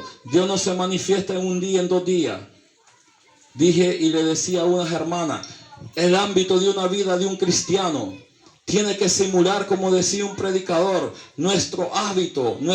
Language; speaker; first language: Spanish; native; Spanish